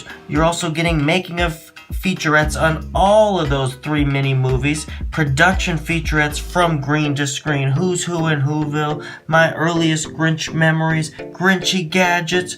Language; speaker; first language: English; native; English